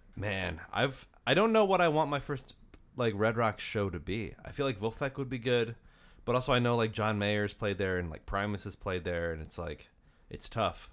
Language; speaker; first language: English; native; English